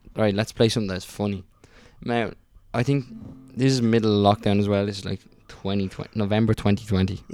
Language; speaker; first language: English; early bilingual, other home language; Italian